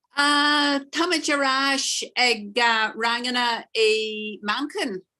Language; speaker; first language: Irish; non-native, local second language; English